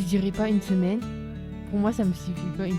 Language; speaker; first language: French; early bilingual, other home language; Turkish